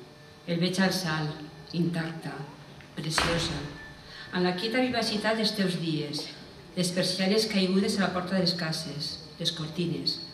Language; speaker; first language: Catalan; native; Catalan